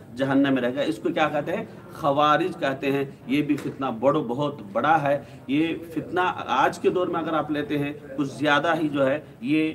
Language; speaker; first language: Urdu; native; Urdu